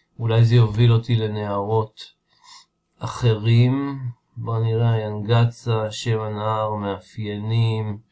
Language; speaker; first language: Hebrew; native; Hebrew